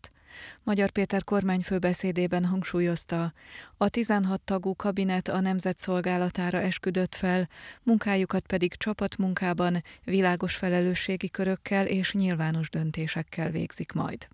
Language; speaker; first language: Hungarian; native; Hungarian